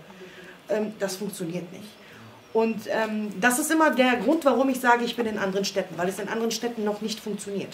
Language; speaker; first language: German; early bilingual, other home language; Croatian